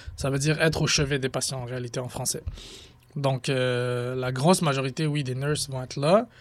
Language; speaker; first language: French; early bilingual, other home language; Arabic